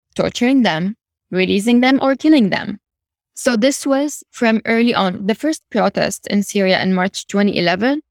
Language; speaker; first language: English; non-native, fluent; Arabic